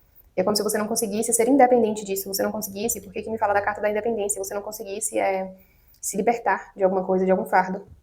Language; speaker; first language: Portuguese; native; Portuguese